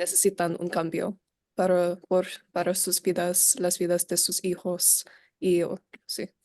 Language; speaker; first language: Spanish; non-native, learner; English